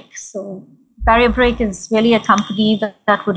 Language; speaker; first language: English; non-native, local second language; Hindi